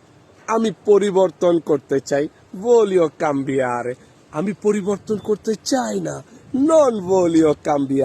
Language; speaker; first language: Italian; non-native, learner; Bangla